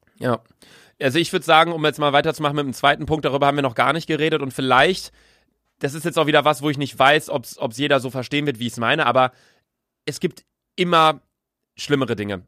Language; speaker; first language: German; native; German